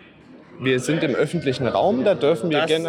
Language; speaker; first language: German; native; German